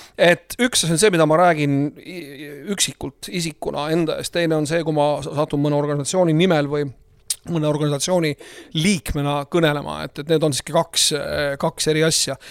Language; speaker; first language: Estonian; native; Estonian